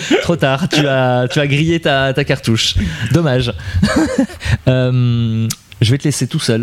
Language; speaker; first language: French; native; French